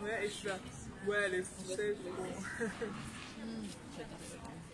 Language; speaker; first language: French; native; French